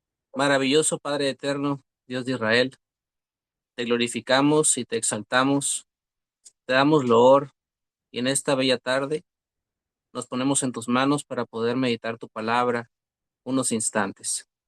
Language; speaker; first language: Spanish; native; Spanish